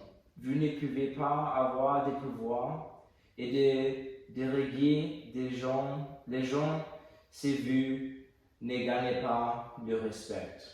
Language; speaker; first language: French; non-native, learner; English